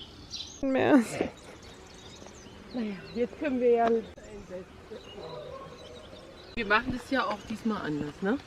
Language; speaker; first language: German; native; German